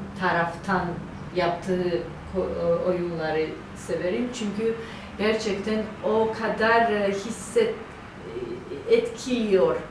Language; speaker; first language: Turkish; non-native, learner; Georgian